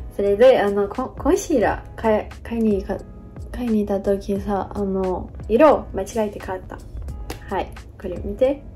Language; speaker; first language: Japanese; non-native, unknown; Portuguese